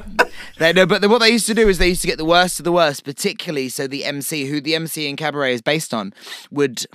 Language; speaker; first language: English; native; English